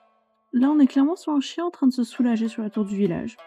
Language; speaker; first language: French; native; French